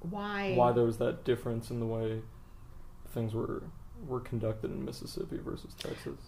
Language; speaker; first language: English; native; English